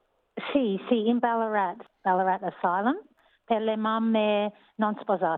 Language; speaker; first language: Italian; non-native, learner; English